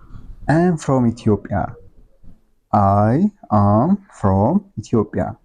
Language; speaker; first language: English; non-native, local second language; Oromo